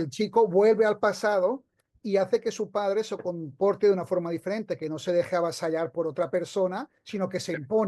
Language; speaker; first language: Spanish; native; Spanish